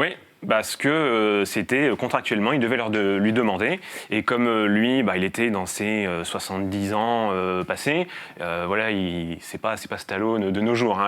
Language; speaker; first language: French; native; French